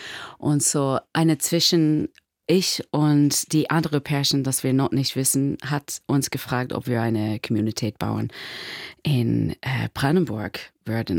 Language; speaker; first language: German; non-native, learner; English